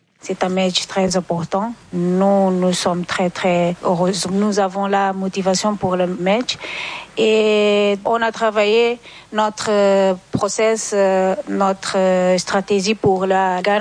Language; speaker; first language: French; non-native, learner; Portuguese